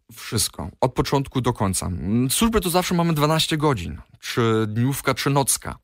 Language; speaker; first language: Polish; early bilingual, heritage; Polish